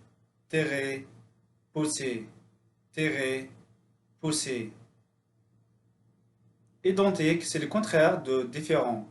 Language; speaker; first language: French; non-native, fluent; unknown